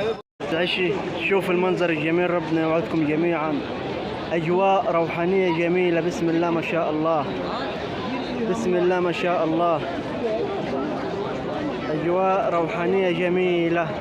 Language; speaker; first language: Arabic; native; Arabic